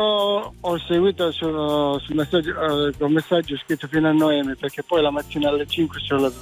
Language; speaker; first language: Italian; native; Italian